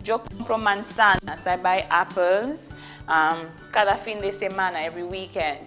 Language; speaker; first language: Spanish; non-native, fluent; English